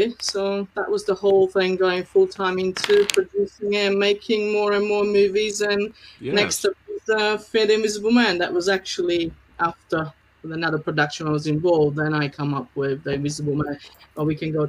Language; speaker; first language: English; non-native, fluent; Slovak